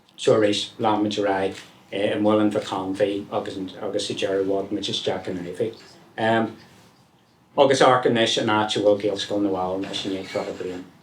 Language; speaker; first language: Irish; non-native, local second language; English